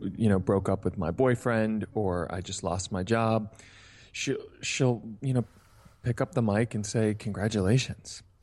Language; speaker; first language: English; native; English